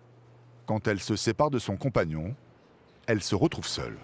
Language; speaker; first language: French; native; French